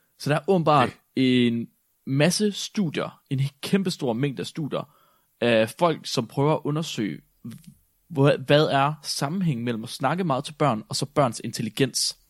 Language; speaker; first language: Danish; native; Danish